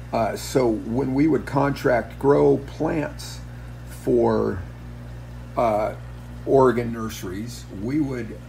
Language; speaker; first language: English; native; English